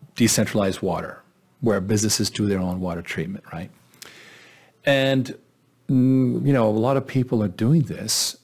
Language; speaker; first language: English; native; English